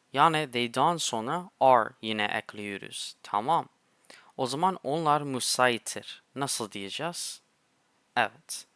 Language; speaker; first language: Turkish; non-native, fluent; English